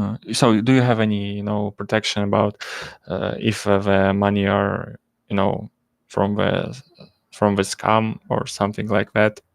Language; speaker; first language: English; non-native, learner; Russian